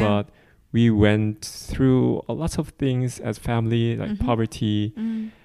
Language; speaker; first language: English; non-native, fluent; Korean